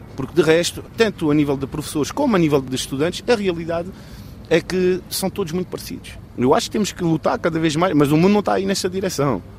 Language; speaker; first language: Portuguese; early bilingual, heritage; Portuguese